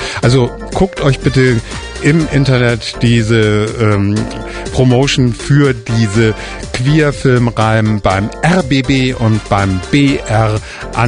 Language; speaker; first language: German; native; German